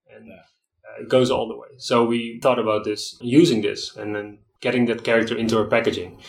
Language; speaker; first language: English; non-native, fluent; Dutch